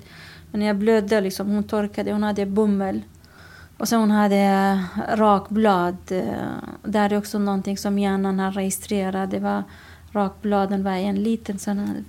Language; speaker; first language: Swedish; non-native, fluent; Kurdish